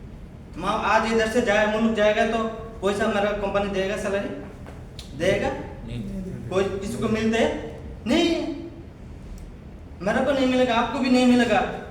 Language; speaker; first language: Hindi; non-native, fluent; Bangla